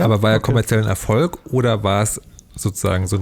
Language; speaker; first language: German; native; German